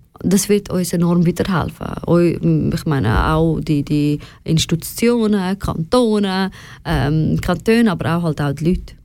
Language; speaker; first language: German; early bilingual, other home language; Persian